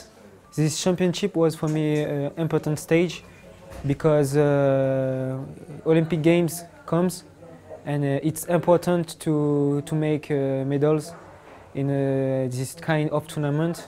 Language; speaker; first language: English; non-native, learner; French